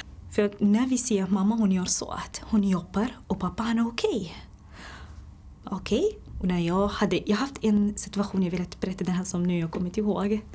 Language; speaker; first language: Swedish; non-native, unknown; Somali